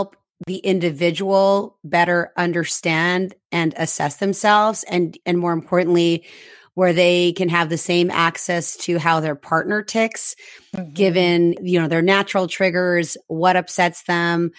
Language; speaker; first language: English; early bilingual, other home language; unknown